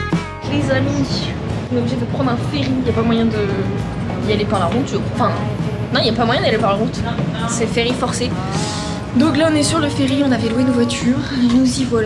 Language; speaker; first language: French; native; French